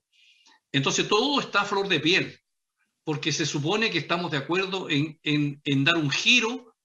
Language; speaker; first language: Spanish; native; Spanish